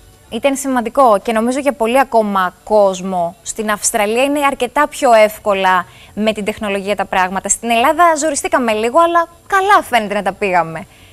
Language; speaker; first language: Greek; native; Greek